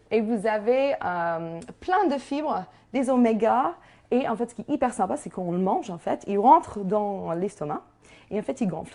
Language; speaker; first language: French; non-native, fluent; English